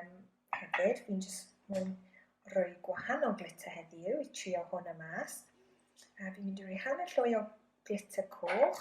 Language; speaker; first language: Welsh; non-native, local second language; English